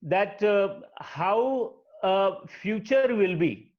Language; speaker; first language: English; non-native, local second language; Marathi